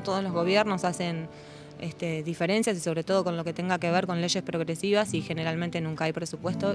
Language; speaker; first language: Spanish; native; Spanish